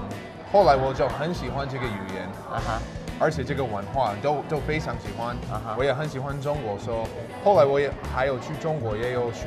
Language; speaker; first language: Chinese; non-native, fluent; English